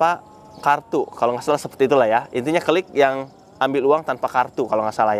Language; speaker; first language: Indonesian; native; Indonesian